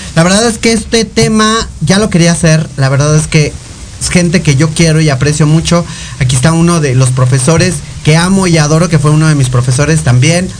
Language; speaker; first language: Spanish; native; Spanish